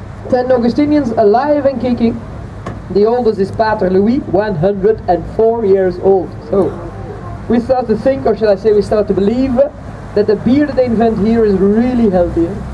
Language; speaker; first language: English; non-native, fluent; Dutch